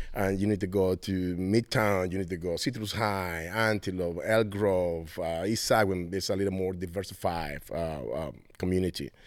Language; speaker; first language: English; non-native, fluent; Spanish